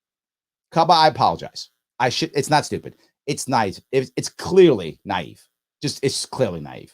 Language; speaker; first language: English; native; English